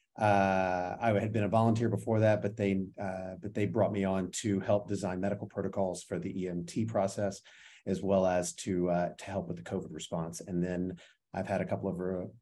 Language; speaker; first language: English; native; English